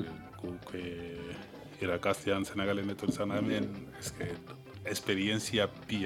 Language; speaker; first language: Basque; non-native, learner; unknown